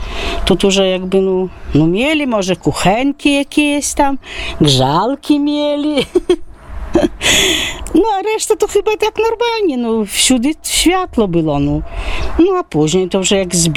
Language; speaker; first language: Polish; non-native, local second language; Ukrainian